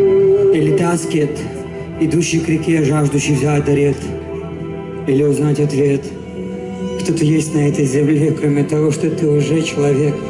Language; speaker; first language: Russian; native; Russian